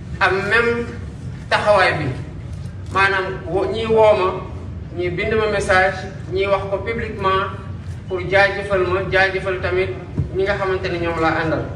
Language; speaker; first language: Wolof; non-native, local second language; Serer